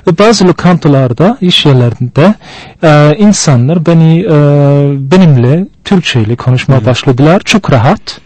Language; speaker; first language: Turkish; non-native, fluent; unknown